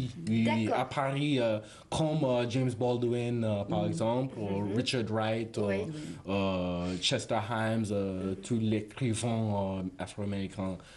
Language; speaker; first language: French; non-native, learner; English